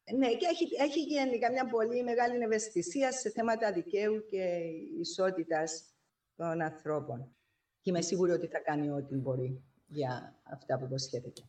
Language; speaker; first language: Greek; native; Greek